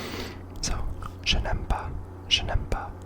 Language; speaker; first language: French; non-native, learner; English